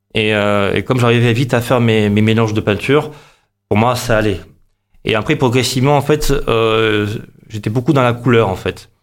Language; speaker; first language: French; native; French